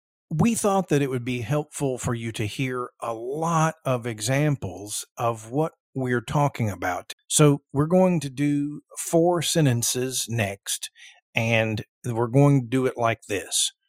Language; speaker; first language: English; early bilingual, other home language; Spanish